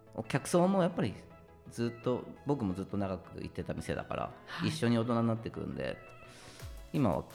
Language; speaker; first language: Japanese; native; Japanese